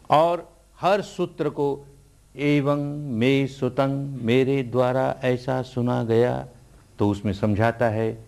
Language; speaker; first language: Hindi; early bilingual, heritage; Hindi